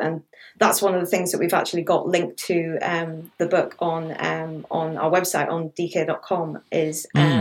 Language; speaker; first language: English; native; English